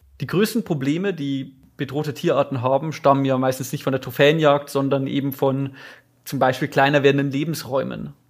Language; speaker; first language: German; native; German